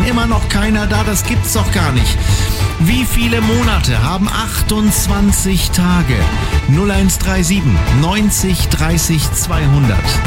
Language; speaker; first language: German; native; German